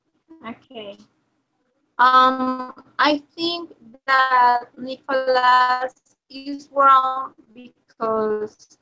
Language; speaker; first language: English; non-native, learner; Spanish